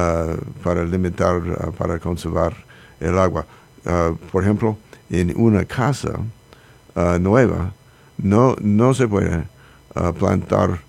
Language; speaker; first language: Spanish; non-native, learner; English